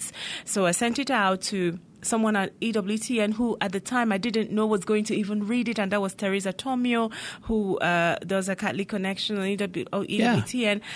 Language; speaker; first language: English; non-native, local second language; Igbo